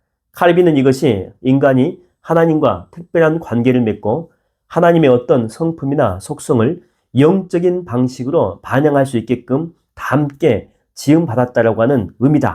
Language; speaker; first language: Korean; native; Korean